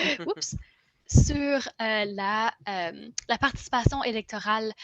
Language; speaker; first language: French; native; French